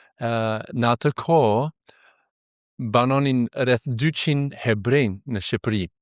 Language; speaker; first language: Albanian; non-native, fluent; English